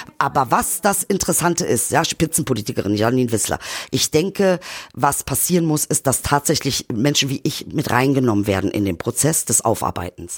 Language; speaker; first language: German; early bilingual, other home language; Turkish